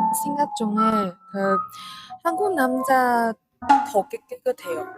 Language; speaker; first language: Korean; non-native, learner; Chinese